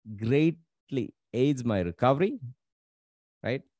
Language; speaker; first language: English; non-native, local second language; Tamil